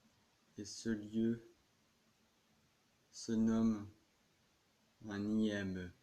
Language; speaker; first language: French; native; French